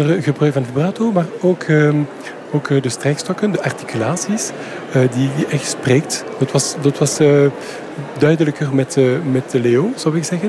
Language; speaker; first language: Dutch; non-native, fluent; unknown